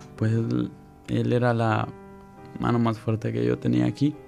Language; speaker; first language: Spanish; native; Spanish